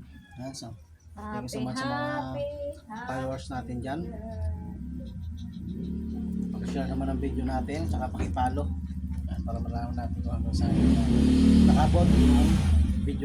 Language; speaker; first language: Filipino; native; Filipino